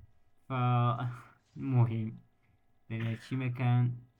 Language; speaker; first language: Arabic; native; Arabic